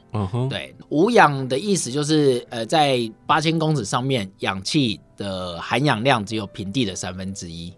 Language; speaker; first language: Chinese; native; Chinese